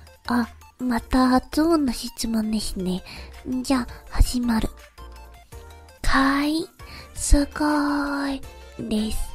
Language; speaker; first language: Japanese; non-native, learner; English